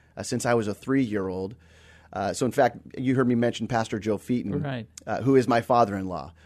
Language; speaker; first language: English; native; English